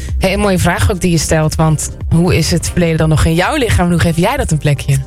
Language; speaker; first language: Dutch; native; Dutch